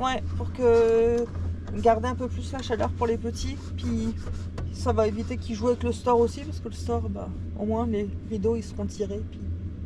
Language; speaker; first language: French; native; French